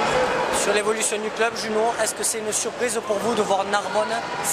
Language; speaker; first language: French; native; French